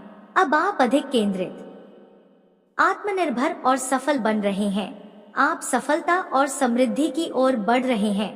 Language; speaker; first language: Hindi; native; Hindi